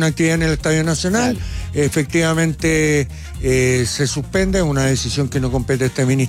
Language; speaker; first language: Spanish; native; Spanish